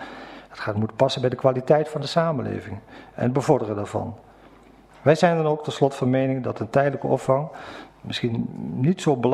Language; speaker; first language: Dutch; native; Dutch